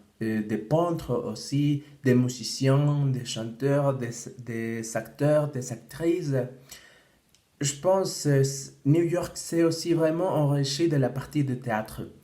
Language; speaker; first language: French; non-native, fluent; Spanish